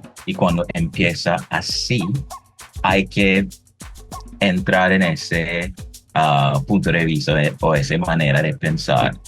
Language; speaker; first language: Spanish; non-native, fluent; English